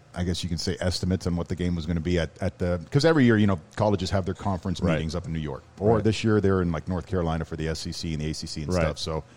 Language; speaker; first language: English; native; English